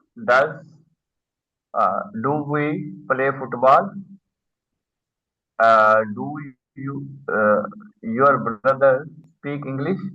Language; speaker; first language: English; non-native, learner; Urdu